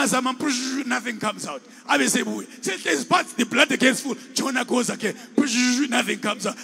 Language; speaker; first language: English; non-native, local second language; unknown